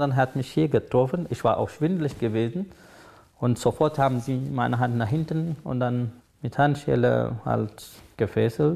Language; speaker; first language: German; non-native, learner; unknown